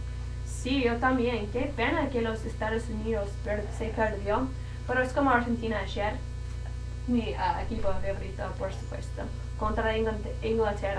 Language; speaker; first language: Spanish; non-native, learner; English